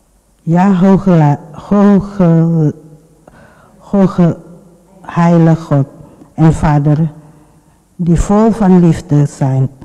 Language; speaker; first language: Dutch; non-native, fluent; Indonesian